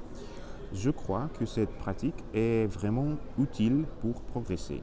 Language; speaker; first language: French; non-native, learner; Spanish